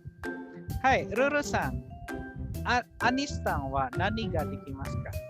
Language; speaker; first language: Japanese; non-native, fluent; Filipino